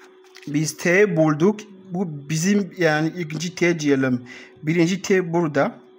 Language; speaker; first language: Turkish; non-native, learner; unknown